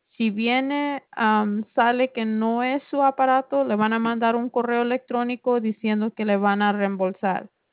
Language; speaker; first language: Spanish; early bilingual, heritage; Spanish